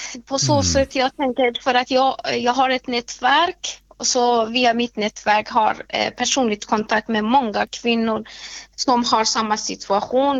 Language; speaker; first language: Swedish; non-native, fluent; Persian